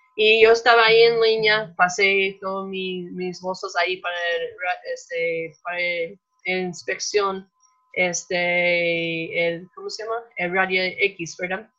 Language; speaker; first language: Spanish; non-native, fluent; English